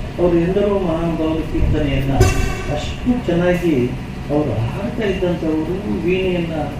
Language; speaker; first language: Kannada; non-native, local second language; Telugu